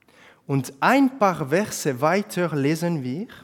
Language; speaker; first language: German; non-native, fluent; French